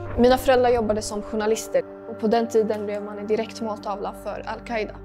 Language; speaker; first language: Swedish; early bilingual, other home language; Arabic